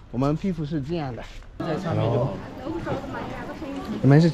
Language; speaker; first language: Chinese; non-native, fluent; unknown